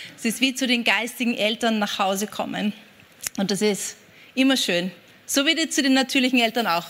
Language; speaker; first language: German; native; German